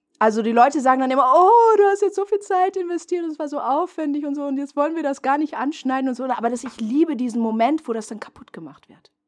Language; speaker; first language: German; non-native, fluent; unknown